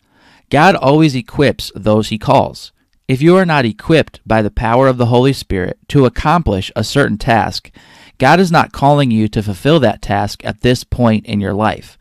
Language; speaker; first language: English; native; English